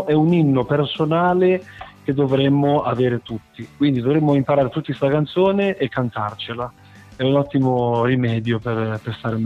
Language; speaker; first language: Italian; native; Italian